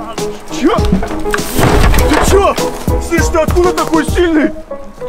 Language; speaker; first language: Russian; native; Russian